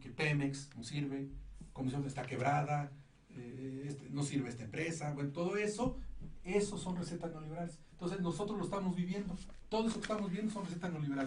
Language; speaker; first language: Spanish; native; Spanish